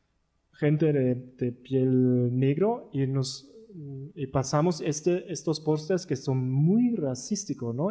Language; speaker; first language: Spanish; non-native, learner; German